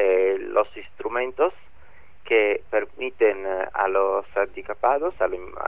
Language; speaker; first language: Spanish; non-native, learner; Italian